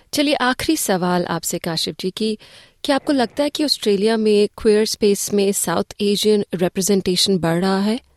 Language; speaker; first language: Hindi; native; Hindi